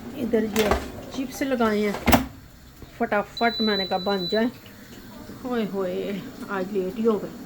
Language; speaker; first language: Urdu; non-native, local second language; Punjabi